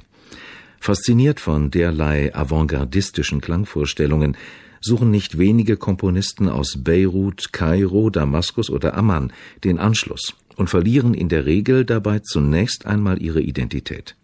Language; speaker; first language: German; native; German